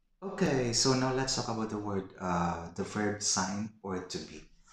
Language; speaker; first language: English; non-native, local second language; Filipino